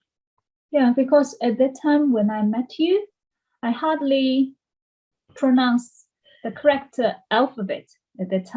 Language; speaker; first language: English; non-native, learner; Chinese